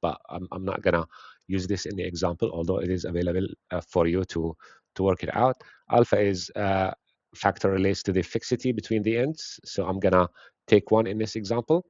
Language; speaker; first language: English; non-native, fluent; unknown